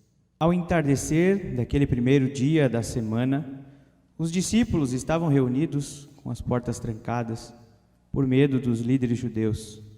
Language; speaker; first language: Portuguese; native; Portuguese